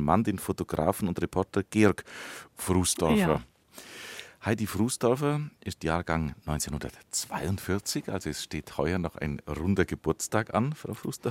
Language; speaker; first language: German; native; German